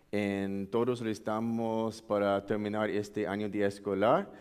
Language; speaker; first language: Spanish; non-native, learner; English